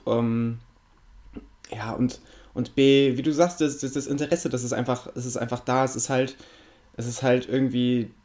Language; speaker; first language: German; native; German